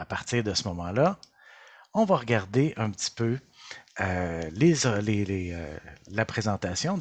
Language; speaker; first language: French; native; French